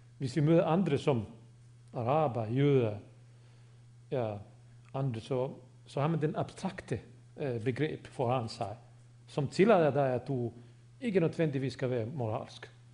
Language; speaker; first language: Danish; non-native, fluent; Bosnian